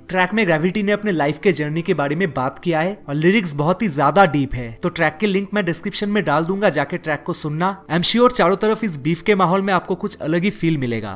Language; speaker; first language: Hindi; non-native, local second language; Bangla